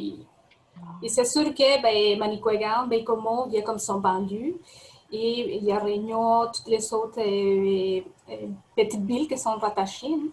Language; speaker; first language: French; non-native, fluent; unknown